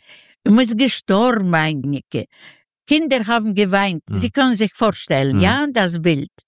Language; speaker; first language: German; non-native, learner; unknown